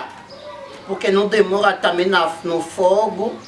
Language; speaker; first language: Portuguese; non-native, learner; Lingala